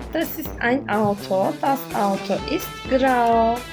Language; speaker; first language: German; non-native, learner; Turkish